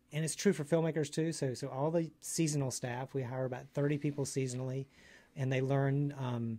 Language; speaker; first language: English; native; English